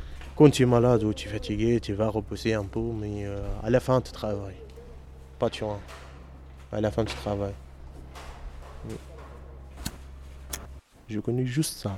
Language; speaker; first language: French; non-native, learner; Arabic